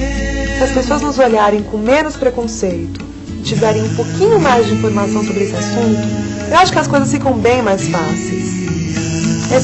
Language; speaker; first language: Portuguese; native; Portuguese